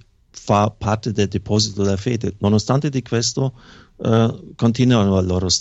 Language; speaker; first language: Italian; non-native, fluent; German